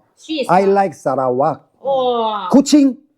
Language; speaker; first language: English; non-native, learner; Korean